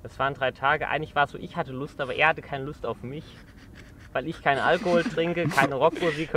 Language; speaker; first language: German; native; German